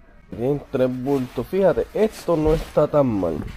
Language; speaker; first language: Spanish; native; Spanish